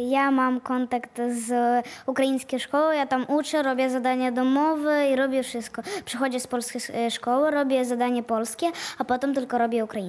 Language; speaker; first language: Polish; non-native, learner; Ukrainian